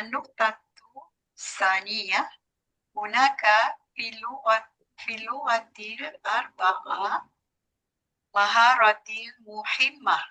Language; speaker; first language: Arabic; non-native, learner; Malay